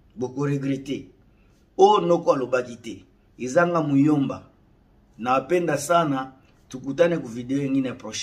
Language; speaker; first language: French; non-native, local second language; Lingala